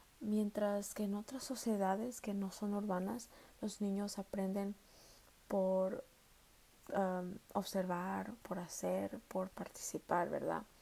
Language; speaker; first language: Spanish; early bilingual, heritage; Spanish